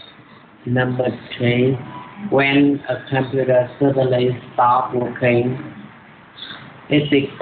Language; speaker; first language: English; non-native, learner; Vietnamese